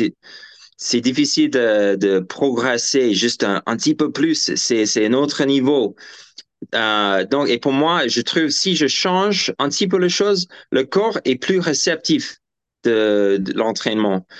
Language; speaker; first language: French; non-native, fluent; English